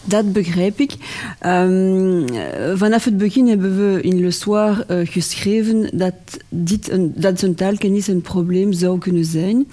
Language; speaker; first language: Dutch; non-native, local second language; French